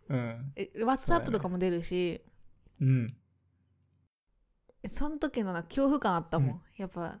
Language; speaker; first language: Japanese; native; Japanese